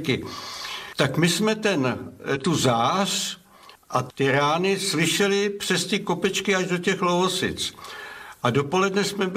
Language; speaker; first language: Czech; non-native, local second language; German